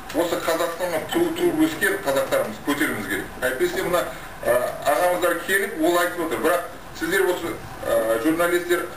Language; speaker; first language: Kazakh; non-native, local second language; Russian